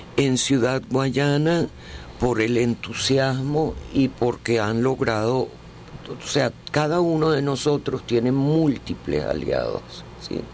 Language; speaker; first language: Spanish; early bilingual, other home language; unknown